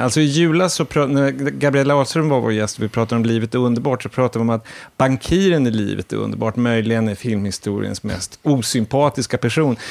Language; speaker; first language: Swedish; native; Swedish